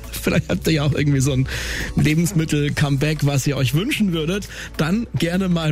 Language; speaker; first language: German; native; German